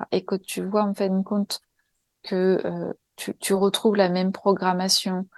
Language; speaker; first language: French; native; French